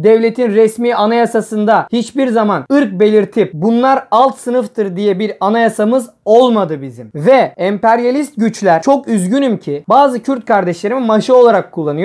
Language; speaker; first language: Turkish; native; Turkish